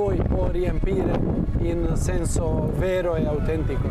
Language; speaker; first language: Italian; non-native, fluent; Croatian